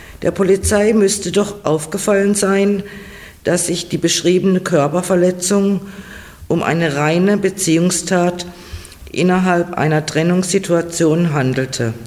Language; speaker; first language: German; native; German